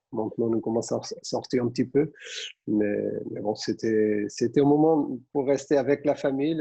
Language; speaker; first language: French; non-native, fluent; Portuguese